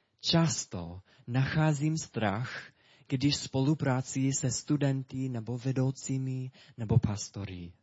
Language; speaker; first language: Czech; non-native, fluent; English